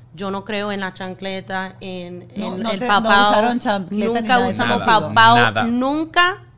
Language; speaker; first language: Spanish; non-native, fluent; English